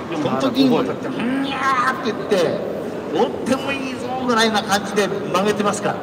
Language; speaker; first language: Japanese; native; Japanese